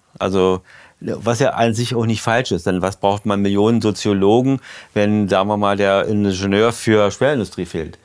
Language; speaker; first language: German; native; German